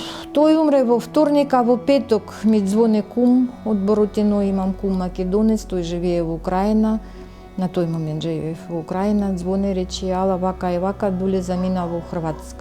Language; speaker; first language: Macedonian; non-native, learner; Russian